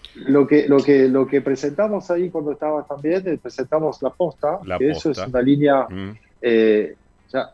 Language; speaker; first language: Spanish; non-native, fluent; French